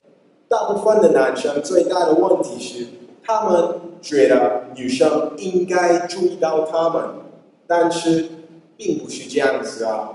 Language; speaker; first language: Chinese; non-native, fluent; English